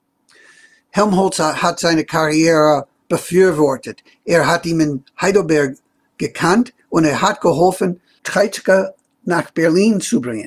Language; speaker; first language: German; non-native, fluent; English